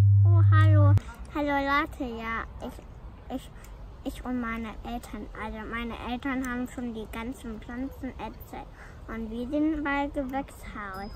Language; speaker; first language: German; early bilingual, other home language; Indonesian